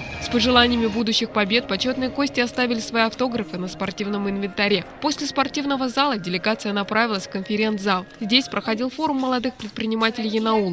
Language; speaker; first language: Russian; native; Russian